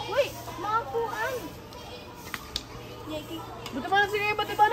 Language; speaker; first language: Filipino; non-native, local second language; Waray